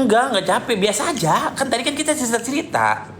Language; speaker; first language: Indonesian; native; Indonesian